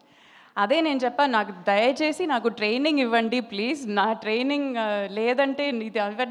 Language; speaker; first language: Telugu; non-native, fluent; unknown